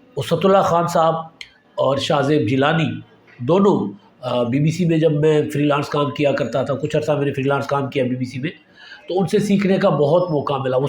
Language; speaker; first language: Urdu; non-native, local second language; Sindhi